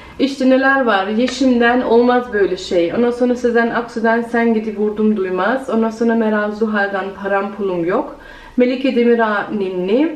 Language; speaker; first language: Turkish; early bilingual, heritage; Turkish